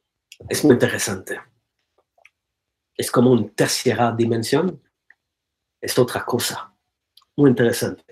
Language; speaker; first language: Spanish; non-native, learner; French